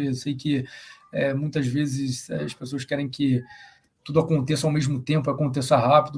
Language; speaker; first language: Portuguese; native; Portuguese